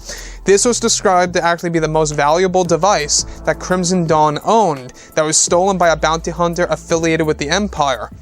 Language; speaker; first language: English; native; English